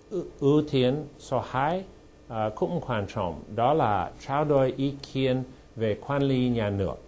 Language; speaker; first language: Vietnamese; non-native, fluent; English